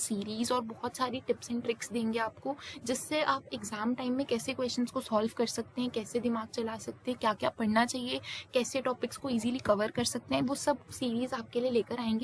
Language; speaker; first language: Hindi; native; Hindi